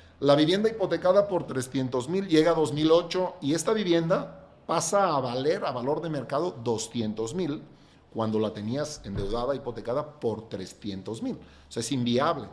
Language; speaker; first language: Spanish; non-native, local second language; Catalan